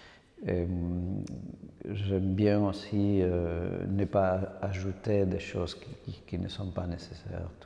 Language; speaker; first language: French; non-native, fluent; Spanish